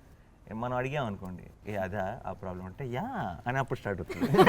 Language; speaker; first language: Telugu; native; Telugu